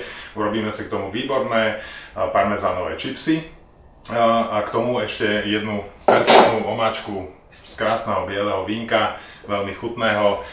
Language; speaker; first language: Slovak; native; Slovak